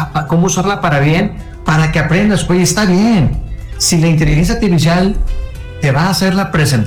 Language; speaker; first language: Spanish; native; Spanish